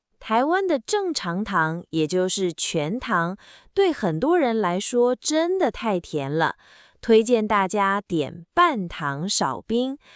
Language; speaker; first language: Chinese; native; Chinese